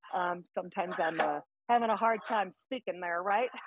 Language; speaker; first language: English; native; English